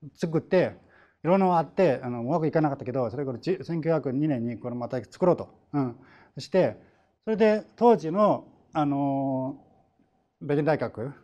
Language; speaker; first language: Japanese; non-native, fluent; Chinese